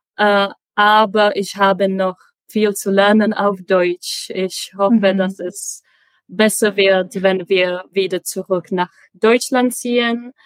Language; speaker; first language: German; non-native, learner; Czech